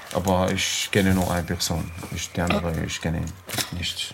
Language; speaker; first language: German; non-native, learner; Arabic